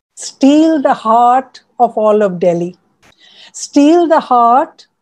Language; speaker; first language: English; non-native, local second language; Urdu